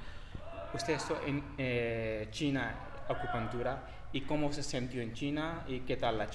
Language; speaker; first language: Spanish; non-native, learner; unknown